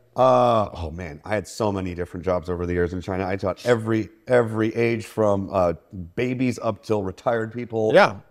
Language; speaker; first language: English; native; English